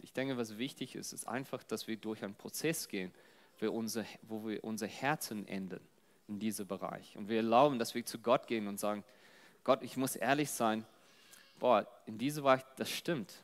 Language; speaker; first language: German; non-native, fluent; English